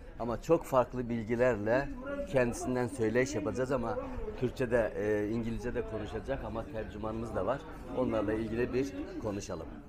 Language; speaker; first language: Turkish; native; Turkish